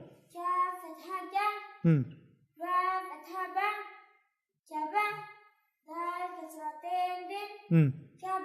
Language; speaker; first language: Arabic; non-native, learner; Uzbek